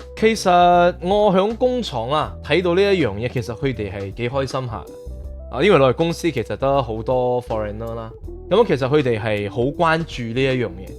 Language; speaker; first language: Cantonese; native; Cantonese